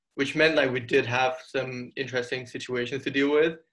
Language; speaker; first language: English; early bilingual, other home language; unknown